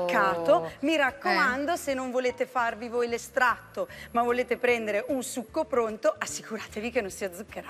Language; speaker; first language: Italian; native; Italian